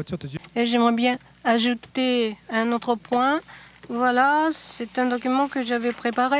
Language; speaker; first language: French; non-native, fluent; Japanese